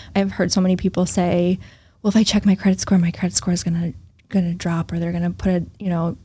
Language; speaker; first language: English; native; English